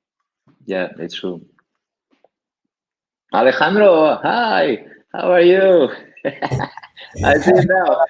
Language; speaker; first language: English; non-native, learner; Spanish